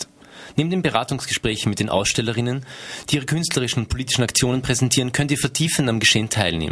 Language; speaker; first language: German; native; German